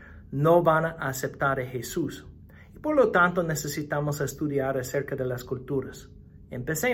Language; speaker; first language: Spanish; non-native, fluent; English